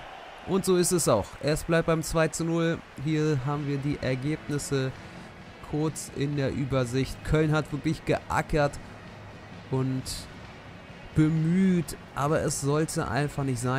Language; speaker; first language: German; native; German